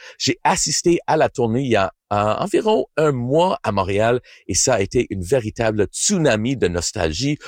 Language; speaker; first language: French; native; French